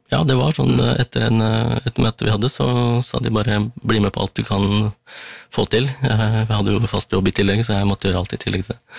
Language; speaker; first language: Norwegian; early bilingual, other home language; Tamil